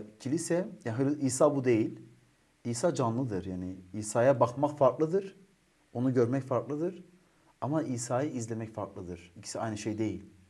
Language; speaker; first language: Turkish; native; Turkish